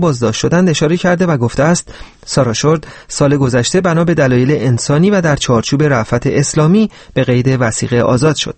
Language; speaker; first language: Persian; native; Persian